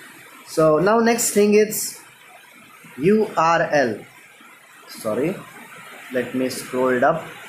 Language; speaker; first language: English; non-native, local second language; Marathi